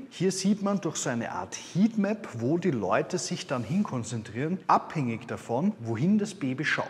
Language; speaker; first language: German; native; German